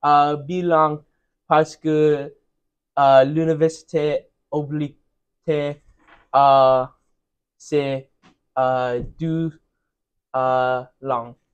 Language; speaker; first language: French; non-native, learner; English